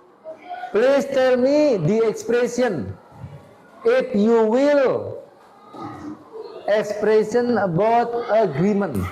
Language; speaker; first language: English; non-native, fluent; Indonesian